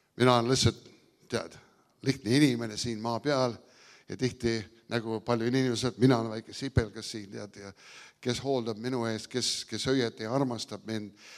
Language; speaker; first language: Estonian; early bilingual, heritage; Estonian